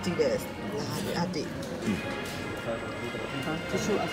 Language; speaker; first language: Japanese; non-native, learner; Thai